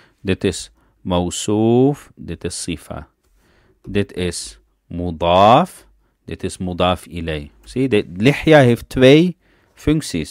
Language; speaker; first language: Dutch; early bilingual, other home language; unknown